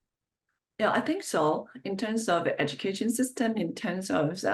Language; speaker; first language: English; non-native, fluent; Chinese